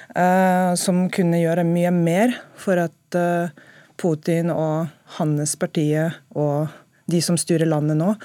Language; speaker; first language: Norwegian; non-native, fluent; Russian